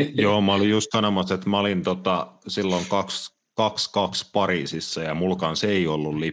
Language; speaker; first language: Finnish; native; Finnish